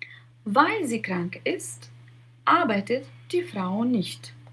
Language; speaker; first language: German; non-native, fluent; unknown